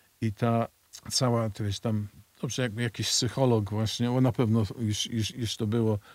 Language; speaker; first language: Polish; non-native, fluent; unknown